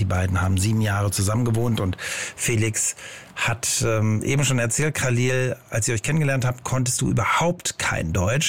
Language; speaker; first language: German; native; German